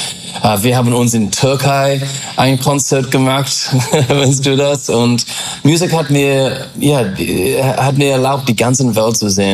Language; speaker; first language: German; non-native, fluent; English